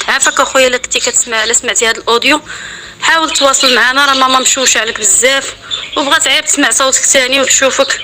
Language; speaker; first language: Arabic; native; Arabic